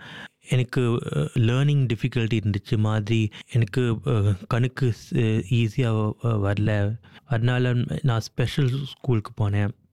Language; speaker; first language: Tamil; early bilingual, heritage; Tamil